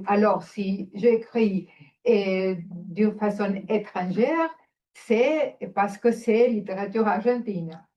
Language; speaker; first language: French; non-native, fluent; Spanish